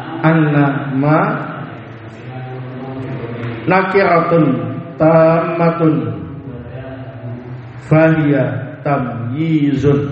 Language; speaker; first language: Arabic; non-native, fluent; Indonesian